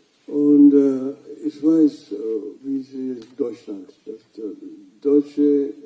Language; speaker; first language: German; non-native, learner; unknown